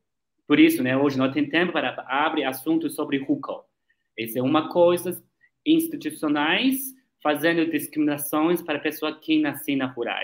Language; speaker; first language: Portuguese; non-native, learner; Chinese